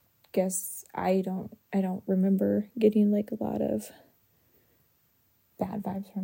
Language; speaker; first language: English; native; English